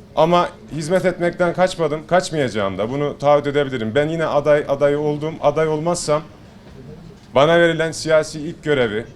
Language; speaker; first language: Turkish; native; Turkish